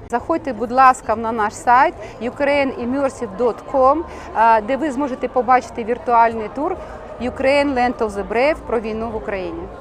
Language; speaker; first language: Ukrainian; native; Ukrainian